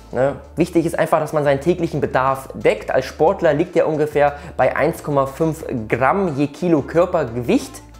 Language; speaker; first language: German; early bilingual, other home language; Polish